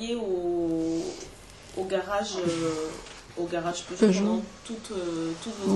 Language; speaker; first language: French; native; French